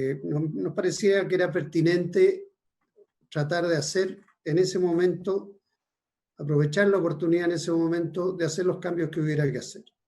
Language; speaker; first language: Spanish; native; Spanish